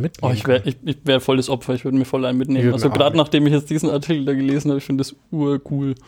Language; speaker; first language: German; native; German